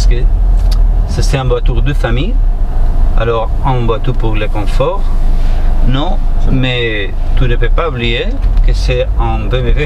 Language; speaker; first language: French; non-native, learner; Spanish